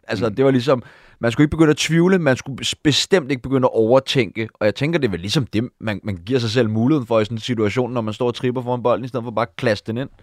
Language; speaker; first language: Danish; native; Danish